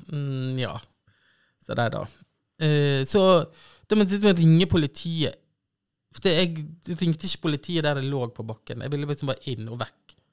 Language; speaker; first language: Norwegian; native; Norwegian